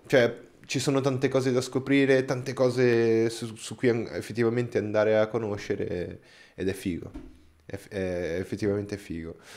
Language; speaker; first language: Italian; non-native, fluent; Portuguese